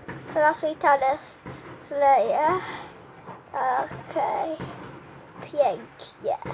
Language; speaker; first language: Polish; early bilingual, heritage; Polish